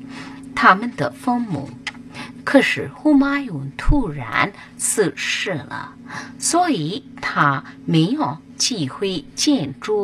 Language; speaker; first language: Chinese; non-native, fluent; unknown